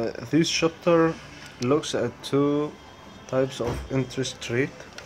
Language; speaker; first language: English; non-native, fluent; Arabic